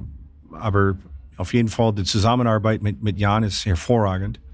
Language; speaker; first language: German; non-native, fluent; English